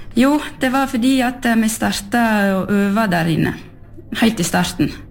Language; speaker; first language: Norwegian; early bilingual, heritage; Norwegian